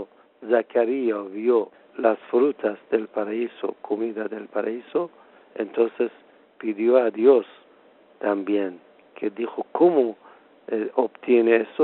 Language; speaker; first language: Spanish; non-native, fluent; Persian